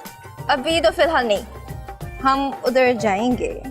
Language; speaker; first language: Hindi; non-native, fluent; Chinese